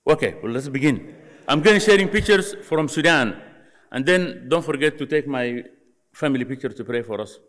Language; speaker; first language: English; non-native, fluent; Arabic